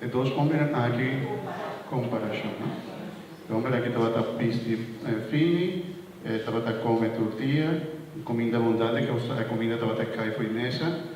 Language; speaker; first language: Spanish; non-native, learner; Papiamento